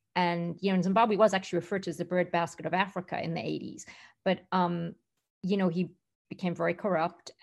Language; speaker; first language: English; native; English